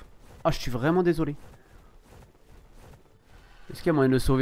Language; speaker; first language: French; native; French